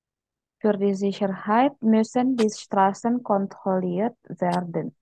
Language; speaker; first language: German; non-native, fluent; Indonesian